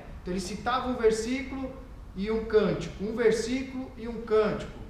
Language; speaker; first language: Portuguese; native; Portuguese